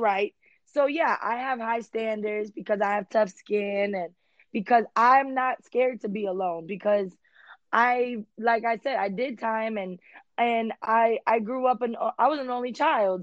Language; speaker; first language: English; early bilingual, other home language; Spanish